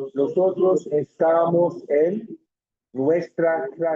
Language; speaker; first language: Spanish; non-native, fluent; English